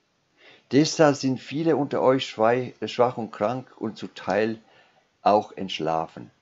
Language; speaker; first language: German; non-native, fluent; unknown